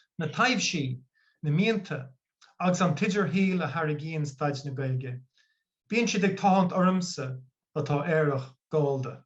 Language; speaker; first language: Irish; non-native, local second language; English